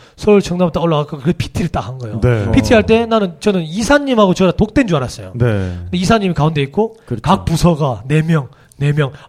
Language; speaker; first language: Korean; native; Korean